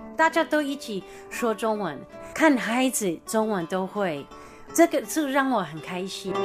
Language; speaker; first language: Chinese; non-native, fluent; English